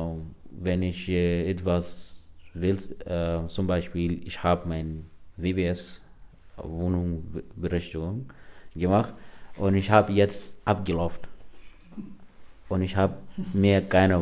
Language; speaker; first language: German; non-native, learner; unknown